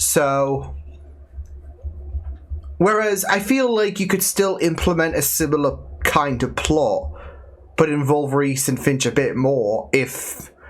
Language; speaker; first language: English; native; English